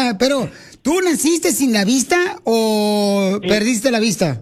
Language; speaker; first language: Spanish; native; Spanish